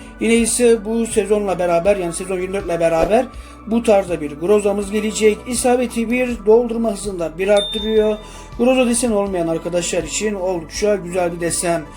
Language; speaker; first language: Turkish; native; Turkish